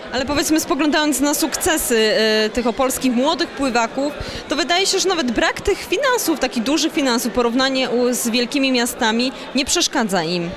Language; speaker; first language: Polish; native; Polish